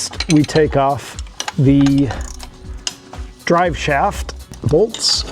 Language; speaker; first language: English; native; English